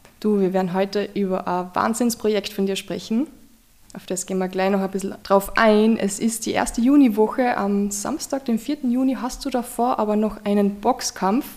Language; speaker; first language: German; native; German